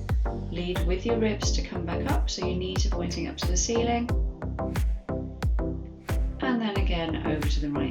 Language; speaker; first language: English; native; English